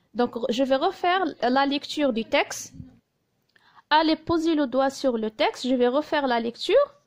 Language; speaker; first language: French; non-native, local second language; Arabic